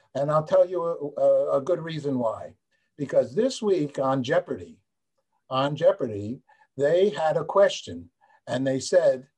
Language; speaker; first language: English; native; English